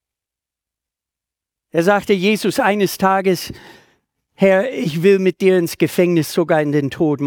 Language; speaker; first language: German; native; German